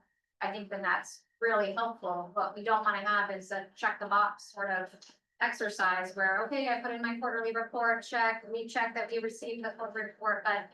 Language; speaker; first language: English; native; English